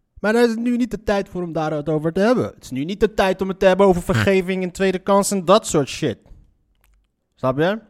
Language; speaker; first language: Dutch; early bilingual, other home language; Arabic